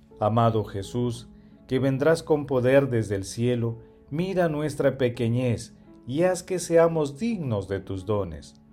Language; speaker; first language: Spanish; native; Spanish